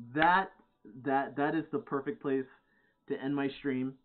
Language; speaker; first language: English; native; English